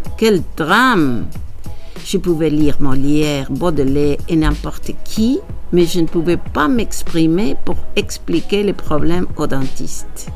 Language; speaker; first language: French; non-native, fluent; Spanish